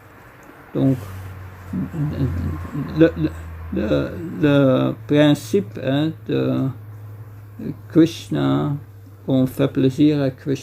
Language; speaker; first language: French; non-native, fluent; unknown